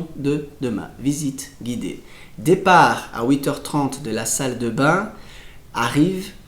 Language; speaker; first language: French; non-native, fluent; Portuguese